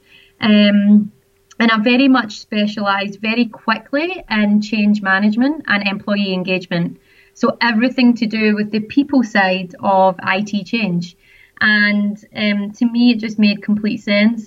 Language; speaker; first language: English; native; English